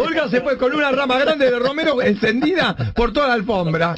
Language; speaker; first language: Spanish; native; Spanish